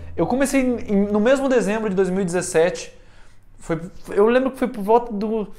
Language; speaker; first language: Portuguese; early bilingual, heritage; Portuguese